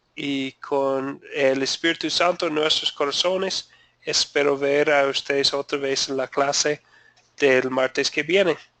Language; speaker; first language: Spanish; non-native, fluent; English